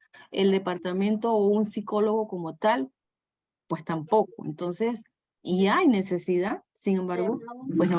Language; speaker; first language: Spanish; native; Spanish